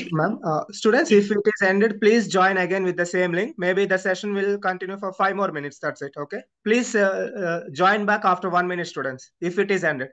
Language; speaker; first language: English; non-native, local second language; Telugu